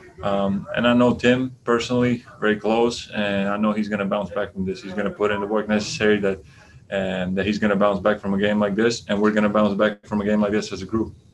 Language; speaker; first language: English; non-native, fluent; Latvian